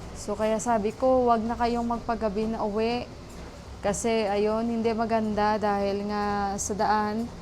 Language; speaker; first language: Filipino; native; Filipino